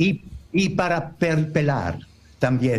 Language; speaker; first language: Spanish; non-native, learner; French